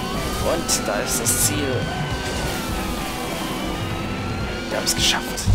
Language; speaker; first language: German; native; German